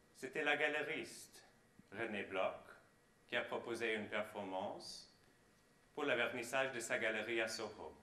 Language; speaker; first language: French; non-native, fluent; German